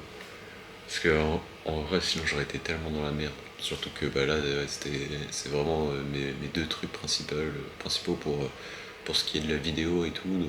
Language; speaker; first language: French; native; French